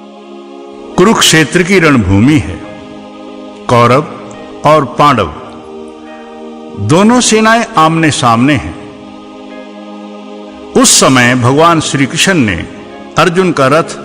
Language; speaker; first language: Hindi; native; Hindi